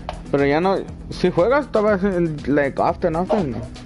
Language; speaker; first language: Spanish; early bilingual, heritage; Spanish